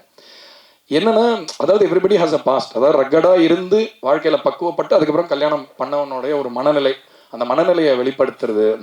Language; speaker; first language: Tamil; native; Tamil